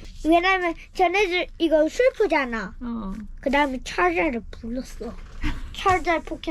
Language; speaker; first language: Korean; early bilingual, heritage; Korean